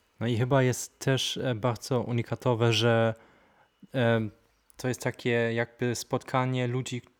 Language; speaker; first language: Polish; non-native, fluent; German